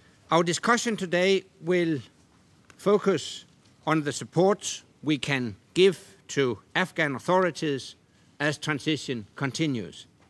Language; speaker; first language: English; non-native, fluent; Danish